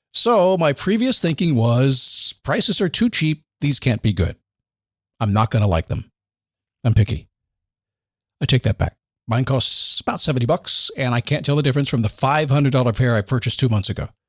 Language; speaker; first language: English; native; English